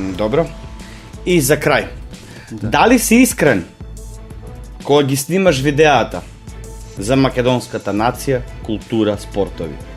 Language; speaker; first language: Macedonian; native; Macedonian